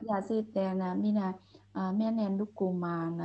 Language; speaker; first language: Finnish; non-native, learner; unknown